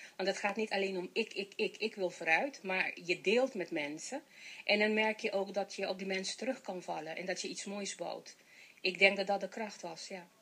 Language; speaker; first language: Dutch; non-native, local second language; Papiamento